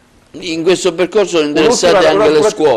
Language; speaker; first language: Italian; native; Italian